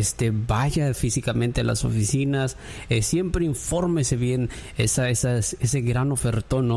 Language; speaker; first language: Spanish; native; Spanish